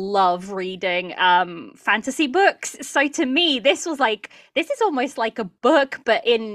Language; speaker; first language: English; early bilingual, other home language; Portuguese